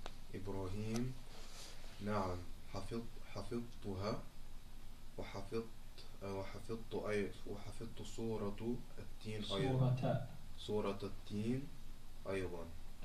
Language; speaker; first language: Arabic; non-native, learner; French